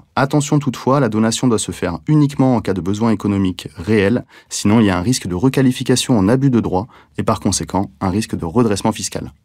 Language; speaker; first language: French; native; French